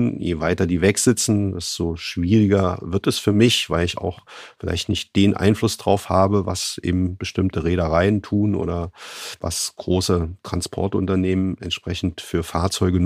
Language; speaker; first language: German; native; German